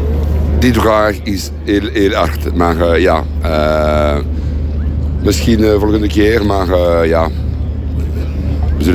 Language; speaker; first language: Dutch; non-native, local second language; French